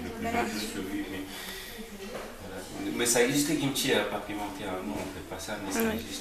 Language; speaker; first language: French; non-native, learner; Korean